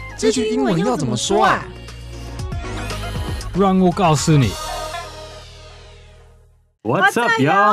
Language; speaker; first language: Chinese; non-native, fluent; English